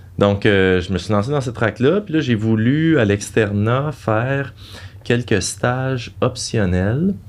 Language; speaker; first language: French; native; French